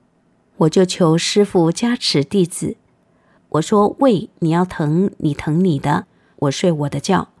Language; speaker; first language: Chinese; native; Chinese